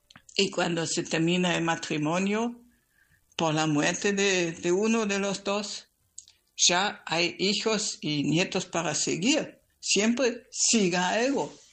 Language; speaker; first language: Spanish; non-native, fluent; German